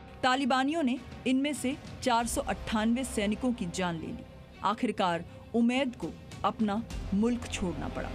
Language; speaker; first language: Hindi; native; Hindi